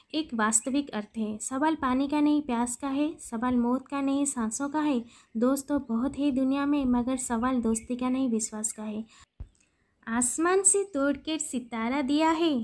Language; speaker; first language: Hindi; non-native, local second language; Odia